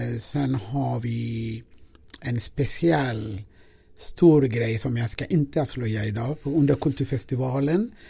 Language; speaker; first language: Swedish; non-native, fluent; Amharic